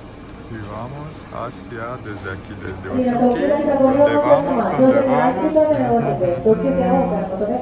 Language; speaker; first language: Spanish; non-native, fluent; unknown